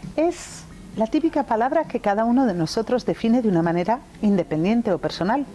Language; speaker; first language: Spanish; early bilingual, other home language; English